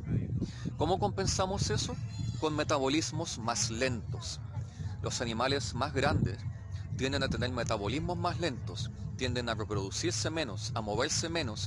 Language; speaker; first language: Spanish; native; Spanish